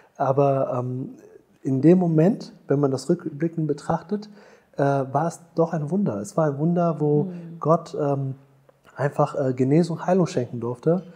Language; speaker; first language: German; early bilingual, other home language; Tamil